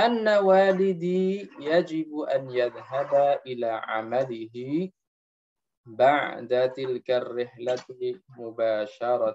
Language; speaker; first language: Arabic; non-native, fluent; Indonesian